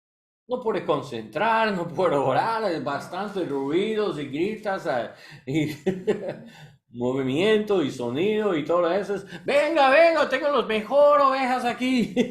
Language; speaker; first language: Spanish; non-native, learner; English